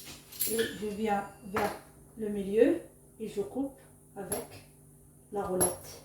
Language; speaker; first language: French; non-native, local second language; Arabic